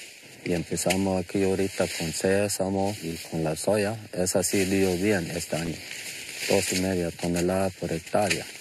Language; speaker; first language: Spanish; non-native, local second language; Plautdietsch